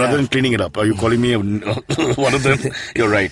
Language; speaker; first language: English; non-native, local second language; Hindi